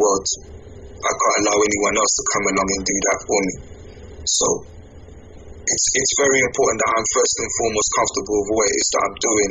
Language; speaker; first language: English; native; English